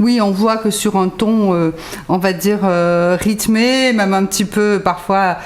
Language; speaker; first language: French; native; French